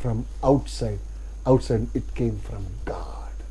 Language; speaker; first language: English; non-native, local second language; Kannada